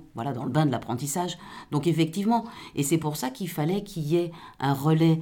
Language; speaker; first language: French; native; French